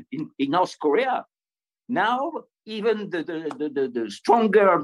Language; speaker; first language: English; non-native, fluent; French